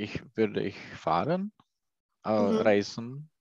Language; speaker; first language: German; non-native, learner; Czech